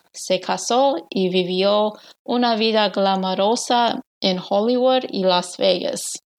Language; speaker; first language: Spanish; non-native, learner; English